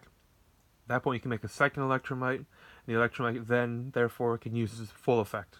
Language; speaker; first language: English; native; English